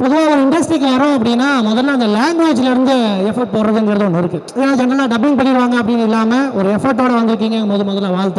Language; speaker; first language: Tamil; native; Tamil